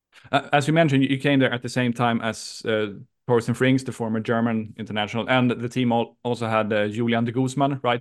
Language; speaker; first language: English; non-native, fluent; Swedish